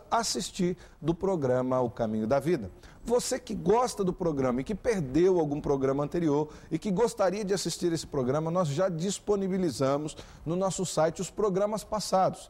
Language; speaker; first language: Portuguese; native; Portuguese